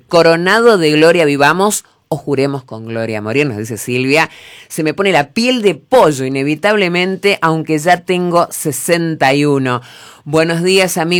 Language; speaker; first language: Spanish; native; Spanish